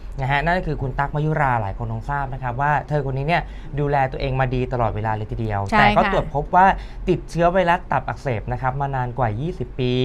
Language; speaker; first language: Thai; native; Thai